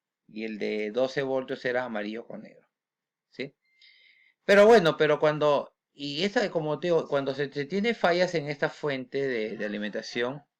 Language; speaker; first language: Spanish; native; Spanish